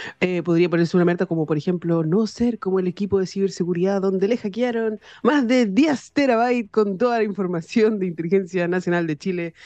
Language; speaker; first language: Spanish; native; Spanish